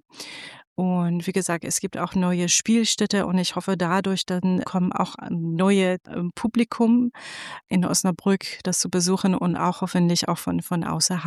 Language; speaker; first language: German; non-native, fluent; Persian